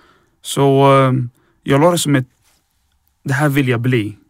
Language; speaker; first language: Swedish; early bilingual, other home language; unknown